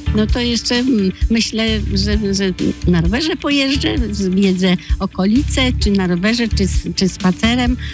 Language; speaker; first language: Polish; native; Polish